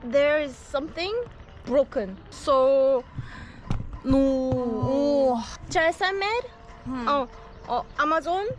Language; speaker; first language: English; non-native, learner; Korean